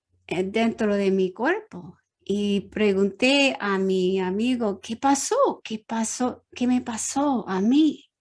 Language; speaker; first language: Spanish; non-native, learner; English